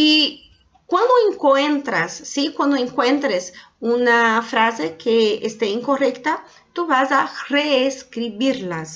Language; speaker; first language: Spanish; non-native, fluent; Portuguese